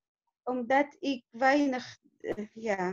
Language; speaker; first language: Dutch; non-native, learner; Arabic